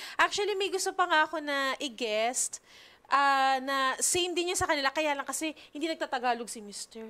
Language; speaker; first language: Filipino; native; Filipino